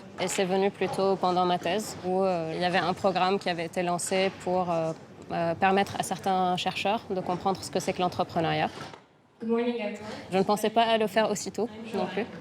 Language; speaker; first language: French; non-native, local second language; Arabic